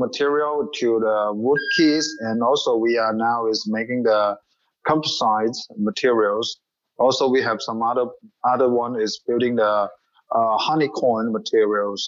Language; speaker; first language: English; non-native, learner; Chinese